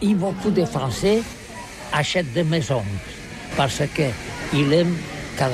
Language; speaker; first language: French; non-native, learner; Catalan